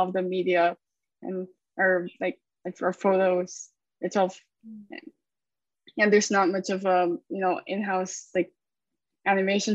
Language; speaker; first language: English; non-native, local second language; Filipino